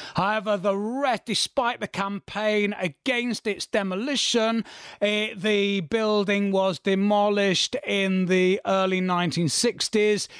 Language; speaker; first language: English; native; English